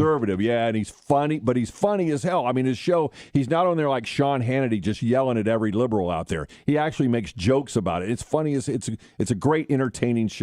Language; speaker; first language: English; native; English